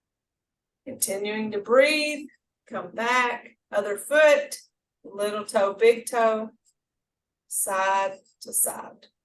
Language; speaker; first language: English; native; English